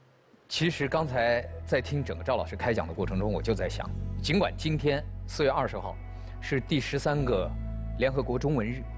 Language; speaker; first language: Chinese; native; Chinese